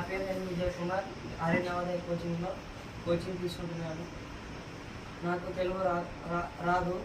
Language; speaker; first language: Telugu; non-native, local second language; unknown